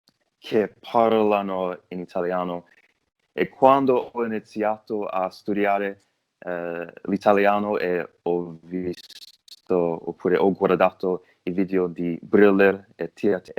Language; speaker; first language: Italian; non-native, learner; English